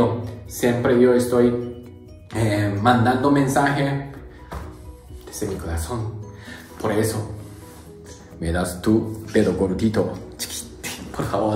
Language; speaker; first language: Spanish; non-native, learner; Japanese